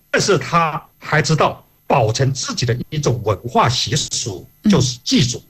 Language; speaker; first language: Chinese; non-native, local second language; Hakka Chinese